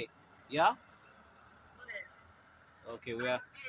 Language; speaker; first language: English; non-native, local second language; Amharic